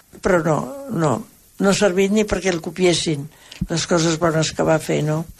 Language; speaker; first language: Catalan; native; Catalan